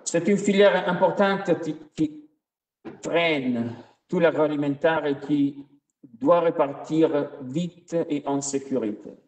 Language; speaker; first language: French; non-native, fluent; Italian